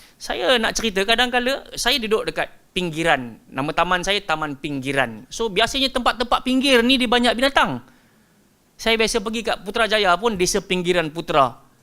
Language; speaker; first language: Malay; native; Malay